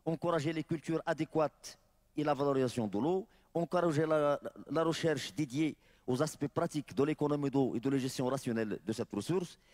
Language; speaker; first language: French; non-native, local second language; Arabic